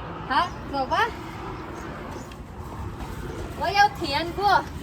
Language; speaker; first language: Chinese; non-native, learner; Filipino